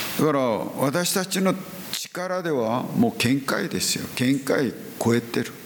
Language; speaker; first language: Japanese; non-native, fluent; Korean